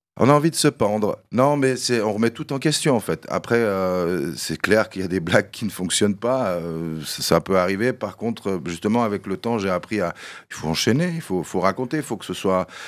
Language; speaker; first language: French; early bilingual, other home language; Kabyle